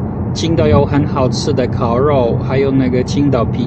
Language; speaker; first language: Chinese; non-native, fluent; Polish